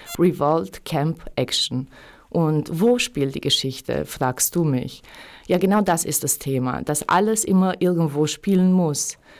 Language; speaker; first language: German; native; German